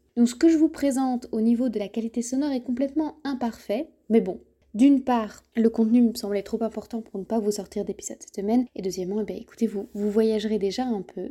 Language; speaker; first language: French; native; French